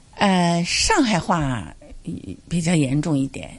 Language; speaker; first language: Chinese; non-native, local second language; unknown